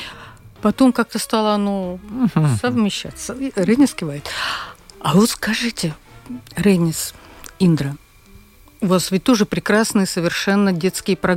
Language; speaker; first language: Russian; native; Russian